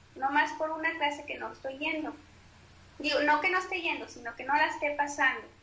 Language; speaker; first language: Spanish; native; Spanish